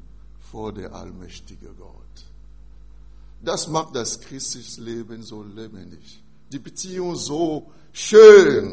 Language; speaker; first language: German; non-native, fluent; French